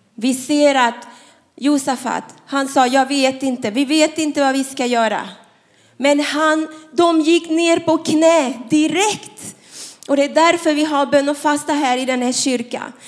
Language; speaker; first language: Swedish; non-native, fluent; Spanish